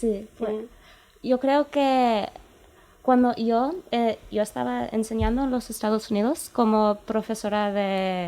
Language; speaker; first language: Spanish; non-native, learner; English